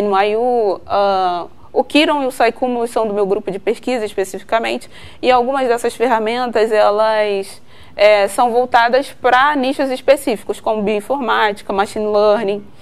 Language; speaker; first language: Portuguese; native; Portuguese